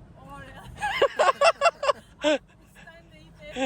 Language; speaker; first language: Hindi; non-native, fluent; Uzbek